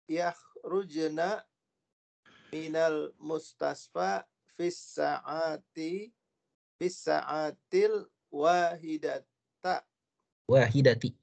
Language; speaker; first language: Arabic; non-native, learner; Indonesian